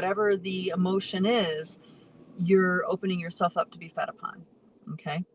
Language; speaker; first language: English; native; English